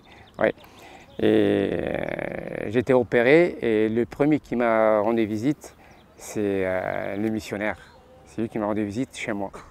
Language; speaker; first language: French; non-native, local second language; Arabic